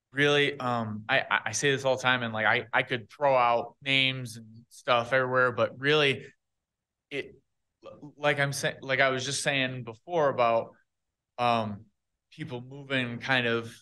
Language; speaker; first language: English; native; English